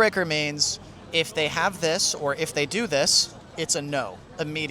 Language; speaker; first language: English; native; English